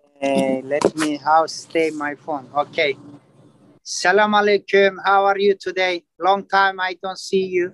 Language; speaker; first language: English; non-native, learner; Turkish